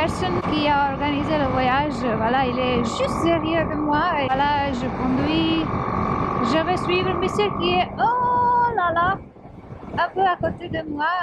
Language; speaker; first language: French; non-native, learner; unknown